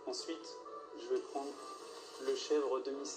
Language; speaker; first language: French; native; French